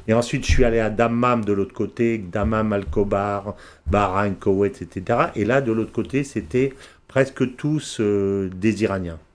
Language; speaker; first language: French; early bilingual, heritage; French